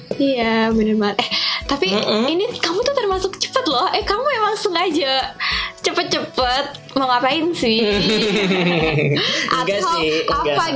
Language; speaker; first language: Indonesian; native; Indonesian